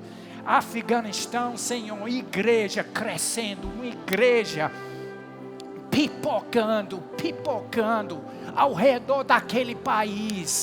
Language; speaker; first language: Portuguese; non-native, fluent; English